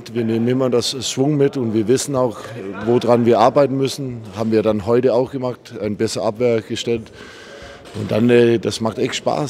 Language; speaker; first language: German; non-native, fluent; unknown